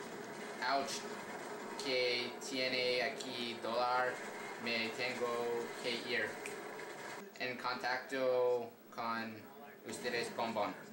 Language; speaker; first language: Spanish; non-native, learner; English